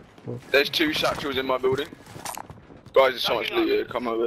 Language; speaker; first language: English; native; English